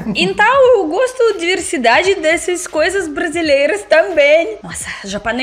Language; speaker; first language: Portuguese; non-native, learner; Russian